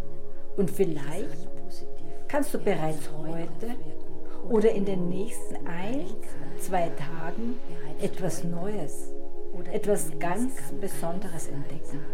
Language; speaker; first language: German; native; German